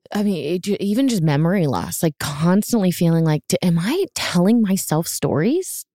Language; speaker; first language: English; native; English